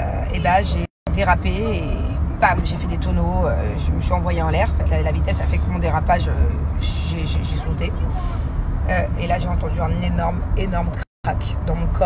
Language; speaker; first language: French; native; French